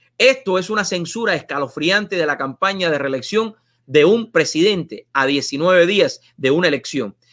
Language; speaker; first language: Spanish; native; Spanish